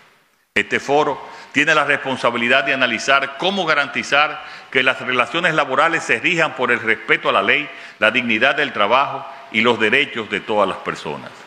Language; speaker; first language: Spanish; native; Spanish